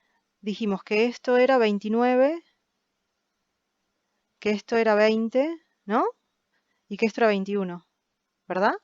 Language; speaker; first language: Spanish; native; Spanish